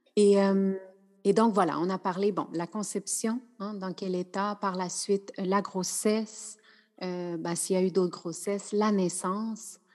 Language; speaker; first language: French; native; French